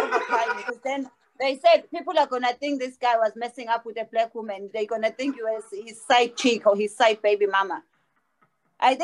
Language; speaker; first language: English; non-native, local second language; Zulu